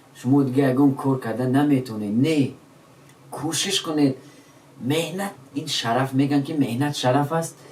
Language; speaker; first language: Tajik; non-native, local second language; Shughni